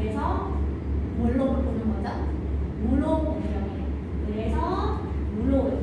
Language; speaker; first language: Korean; non-native, fluent; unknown